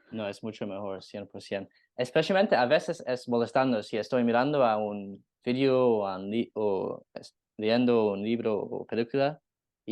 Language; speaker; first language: Spanish; non-native, learner; English